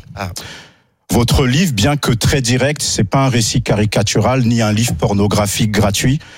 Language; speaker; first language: French; native; French